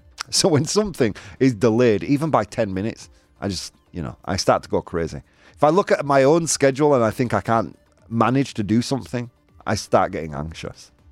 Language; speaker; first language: English; native; English